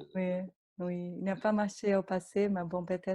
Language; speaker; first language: French; non-native, fluent; Portuguese